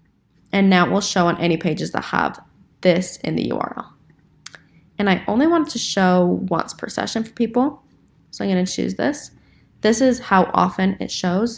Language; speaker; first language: English; native; English